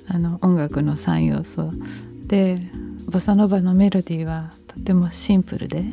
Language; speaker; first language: Japanese; early bilingual, heritage; Japanese